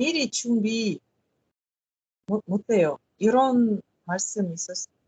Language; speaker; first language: Korean; non-native, learner; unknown